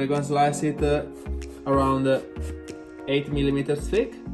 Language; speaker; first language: English; non-native, fluent; Italian